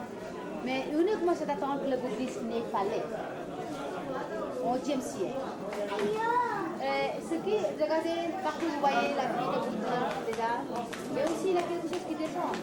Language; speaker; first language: French; non-native, fluent; Nepali